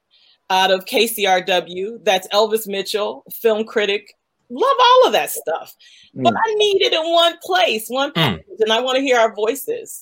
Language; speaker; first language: English; native; English